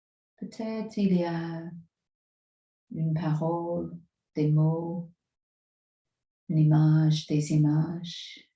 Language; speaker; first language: French; non-native, fluent; English